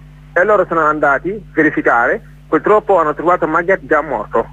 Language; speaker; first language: Italian; non-native, fluent; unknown